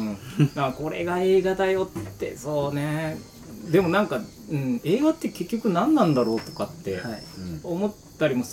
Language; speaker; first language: Japanese; native; Japanese